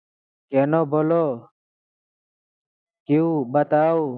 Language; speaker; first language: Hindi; non-native, learner; Bangla